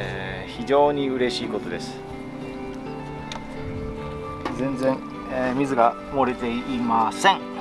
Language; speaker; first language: Japanese; non-native, fluent; English